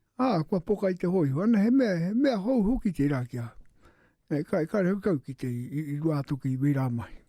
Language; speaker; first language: Māori; native; Māori